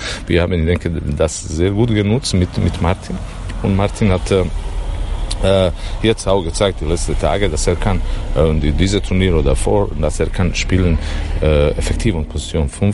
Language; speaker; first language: German; non-native, learner; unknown